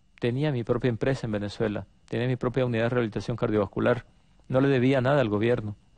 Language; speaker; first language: Spanish; native; Spanish